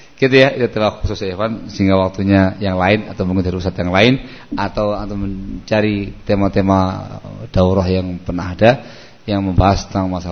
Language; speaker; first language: Indonesian; non-native, local second language; Javanese